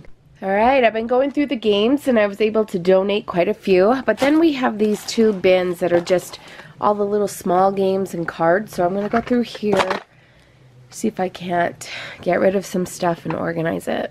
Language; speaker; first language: English; native; English